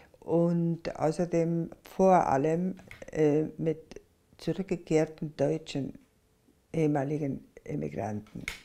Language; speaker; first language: German; non-native, fluent; Spanish